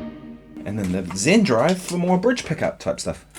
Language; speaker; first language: English; native; English